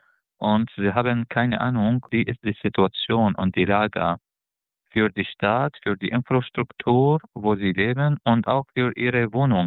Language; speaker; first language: German; non-native, fluent; Arabic